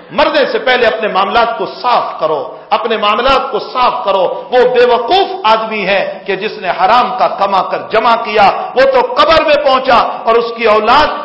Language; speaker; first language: Urdu; non-native, local second language; Gujarati